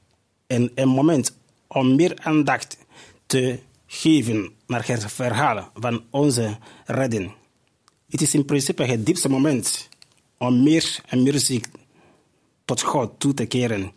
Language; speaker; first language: Dutch; non-native, fluent; Igbo